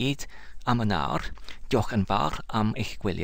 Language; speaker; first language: Welsh; non-native, learner; English